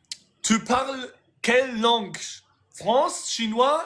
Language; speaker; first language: French; non-native, learner; German